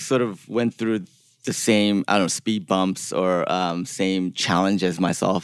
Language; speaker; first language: English; early bilingual, other home language; Korean